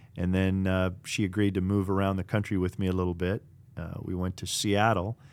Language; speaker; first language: English; native; English